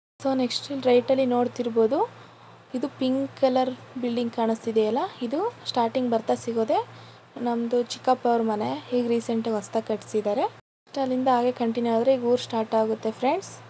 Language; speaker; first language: Kannada; native; Kannada